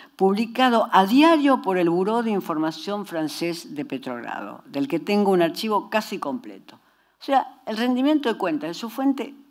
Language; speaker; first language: Spanish; native; Spanish